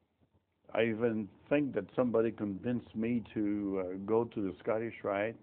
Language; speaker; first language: English; non-native, fluent; French